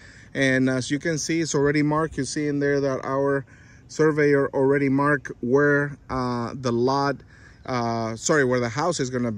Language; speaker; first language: English; non-native, fluent; Spanish